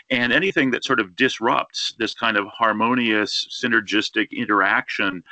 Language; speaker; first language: English; native; English